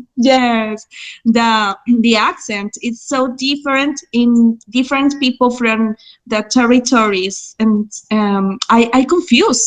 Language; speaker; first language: English; non-native, fluent; Spanish